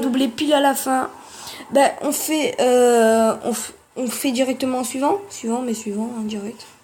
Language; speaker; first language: French; native; French